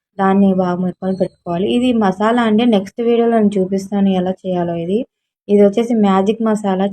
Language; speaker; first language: Telugu; non-native, local second language; Urdu